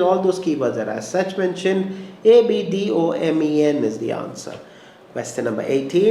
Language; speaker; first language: English; non-native, local second language; Malayalam